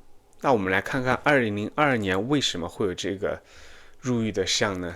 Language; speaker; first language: Chinese; native; Chinese